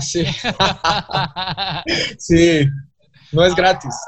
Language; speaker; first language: Portuguese; non-native, learner; Spanish